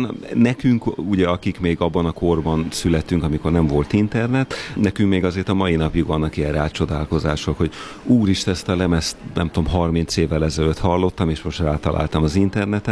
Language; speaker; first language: Hungarian; native; Hungarian